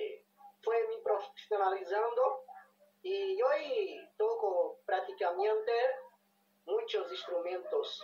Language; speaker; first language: Spanish; non-native, learner; Portuguese